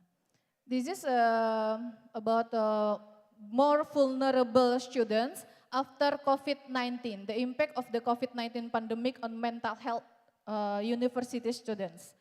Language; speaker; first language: English; non-native, learner; Indonesian